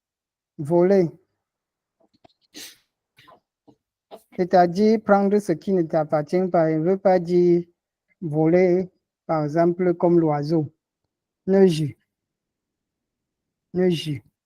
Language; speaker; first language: French; non-native, local second language; Ghomala